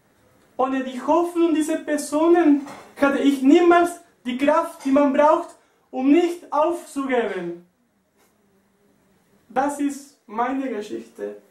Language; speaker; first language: German; non-native, learner; Spanish